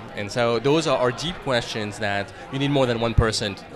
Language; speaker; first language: English; non-native, fluent; French